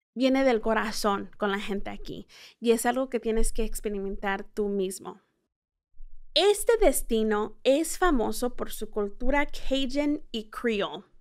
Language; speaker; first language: Spanish; early bilingual, heritage; Spanish